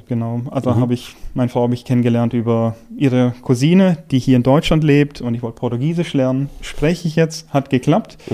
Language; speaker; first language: German; native; German